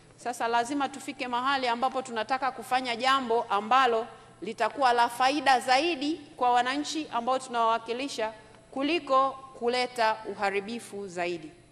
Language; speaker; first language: Swahili; native; Swahili